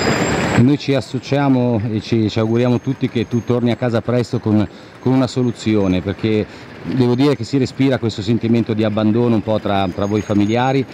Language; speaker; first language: Italian; native; Italian